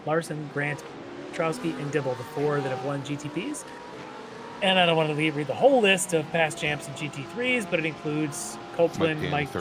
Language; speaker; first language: English; native; English